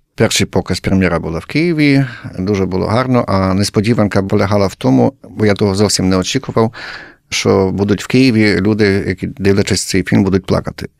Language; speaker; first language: Ukrainian; early bilingual, heritage; Ukrainian